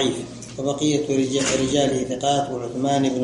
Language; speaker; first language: Arabic; native; Arabic